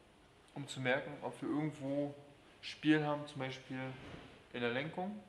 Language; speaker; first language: German; native; German